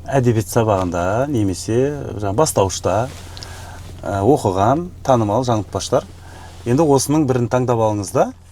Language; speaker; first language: Kazakh; native; Kazakh